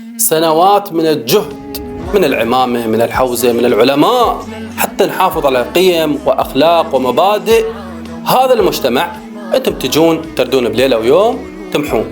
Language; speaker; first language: Arabic; native; Arabic